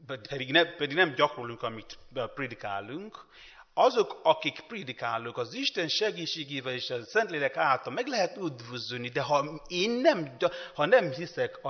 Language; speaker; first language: Hungarian; non-native, learner; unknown